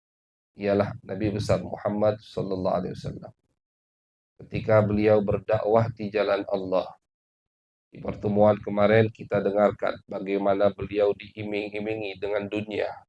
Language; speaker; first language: Indonesian; native; Indonesian